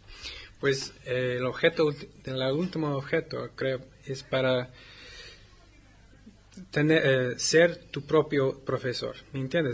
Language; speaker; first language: Spanish; non-native, learner; English